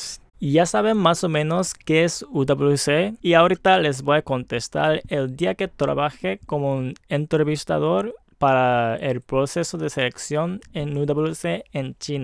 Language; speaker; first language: Spanish; non-native, fluent; Japanese